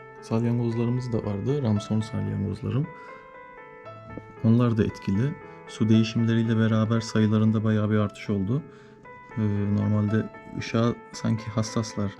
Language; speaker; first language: Turkish; native; Turkish